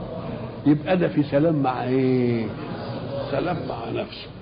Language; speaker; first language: Arabic; native; Arabic